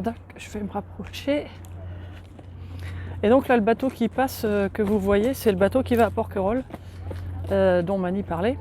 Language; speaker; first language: French; native; French